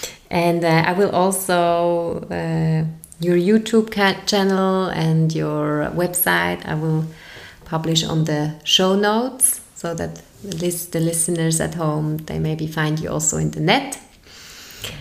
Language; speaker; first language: English; non-native, fluent; German